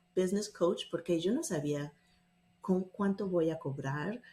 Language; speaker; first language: Spanish; non-native, fluent; English